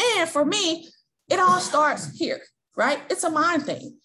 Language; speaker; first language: English; native; English